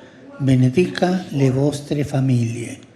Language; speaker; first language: Italian; non-native, fluent; Spanish